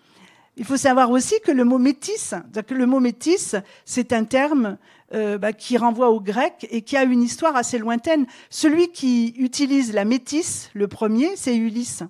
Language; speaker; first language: French; native; French